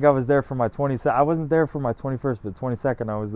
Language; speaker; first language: English; native; English